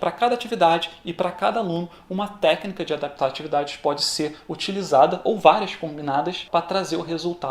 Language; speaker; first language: Portuguese; native; Portuguese